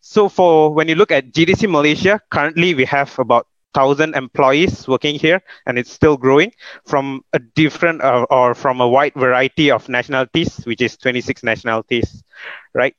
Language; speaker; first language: English; non-native, local second language; Malay